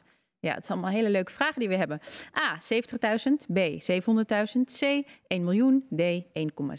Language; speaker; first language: Dutch; native; Dutch